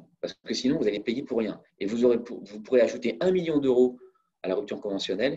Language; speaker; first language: French; native; French